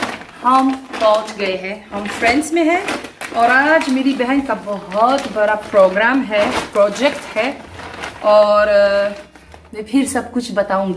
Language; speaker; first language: Hindi; non-native, fluent; Arabic